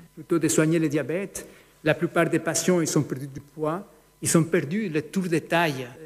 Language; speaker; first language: French; non-native, fluent; Spanish